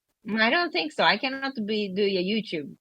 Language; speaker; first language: English; non-native, learner; Japanese